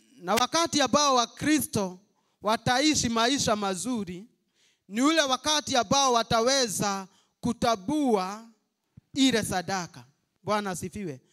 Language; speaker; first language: Swahili; non-native, local second language; Kikuyu